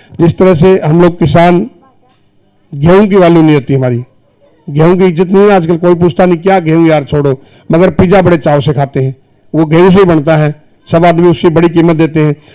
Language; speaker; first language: Hindi; native; Hindi